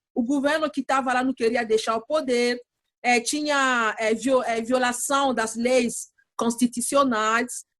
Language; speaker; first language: Portuguese; non-native, learner; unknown